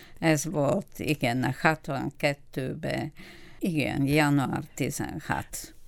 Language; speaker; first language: Hungarian; non-native, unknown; Bulgarian